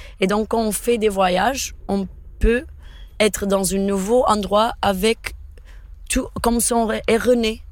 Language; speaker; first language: French; non-native, fluent; Portuguese